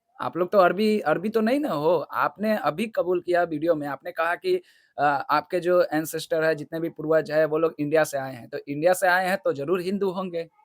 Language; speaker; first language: Hindi; non-native, local second language; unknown